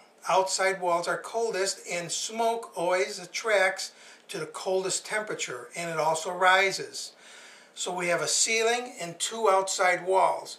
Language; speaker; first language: English; native; English